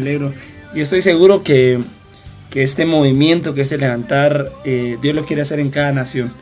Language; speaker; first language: Spanish; native; Spanish